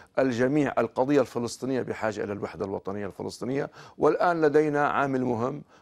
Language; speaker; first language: Arabic; native; Arabic